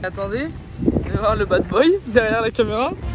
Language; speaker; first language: French; native; French